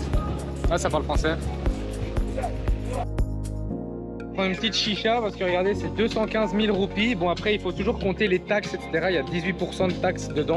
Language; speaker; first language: French; native; French